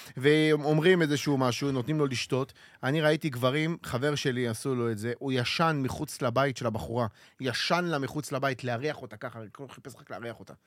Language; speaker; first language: Hebrew; native; Hebrew